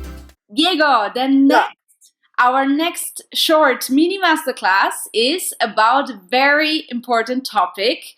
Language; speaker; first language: English; non-native, fluent; German